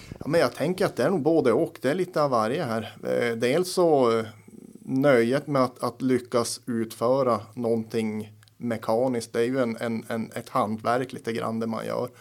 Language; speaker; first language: Swedish; native; Swedish